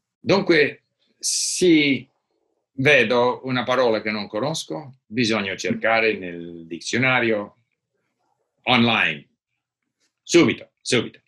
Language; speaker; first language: Italian; non-native, learner; English